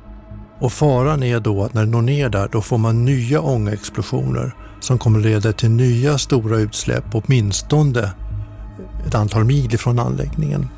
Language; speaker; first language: Swedish; native; Swedish